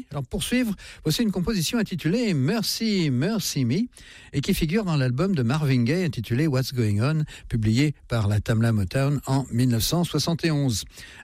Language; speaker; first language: French; native; French